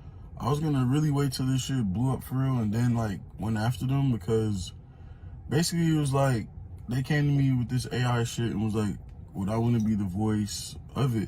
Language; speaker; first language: English; native; English